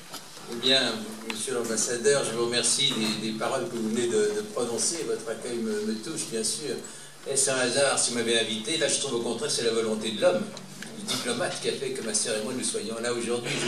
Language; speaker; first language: French; native; French